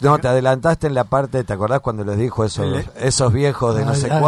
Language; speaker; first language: Spanish; native; Spanish